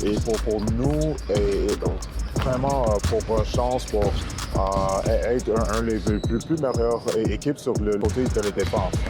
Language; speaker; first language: French; non-native, local second language; English